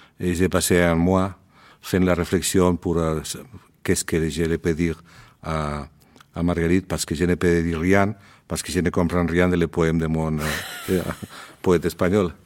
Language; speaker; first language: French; non-native, learner; Spanish